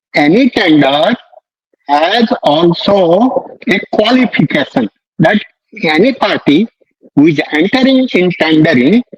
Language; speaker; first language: English; non-native, local second language; Hindi